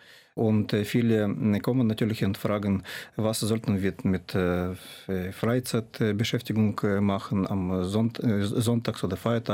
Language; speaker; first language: German; non-native, fluent; Russian